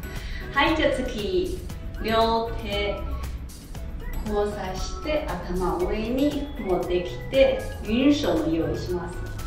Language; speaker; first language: Japanese; non-native, fluent; Chinese